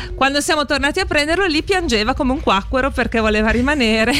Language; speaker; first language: Italian; native; Italian